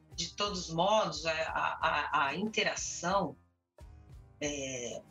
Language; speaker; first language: Portuguese; native; Portuguese